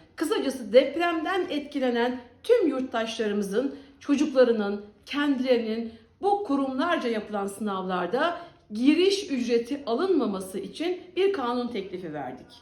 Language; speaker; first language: Turkish; native; Turkish